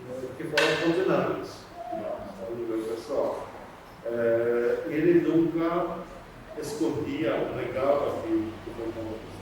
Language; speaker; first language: Portuguese; non-native, fluent; Polish